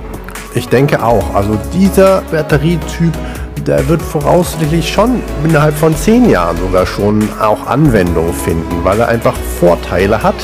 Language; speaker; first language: German; native; German